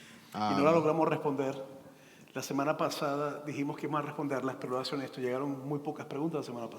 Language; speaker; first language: Spanish; native; Spanish